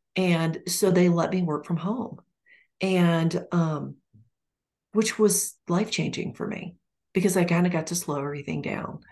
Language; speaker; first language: English; native; English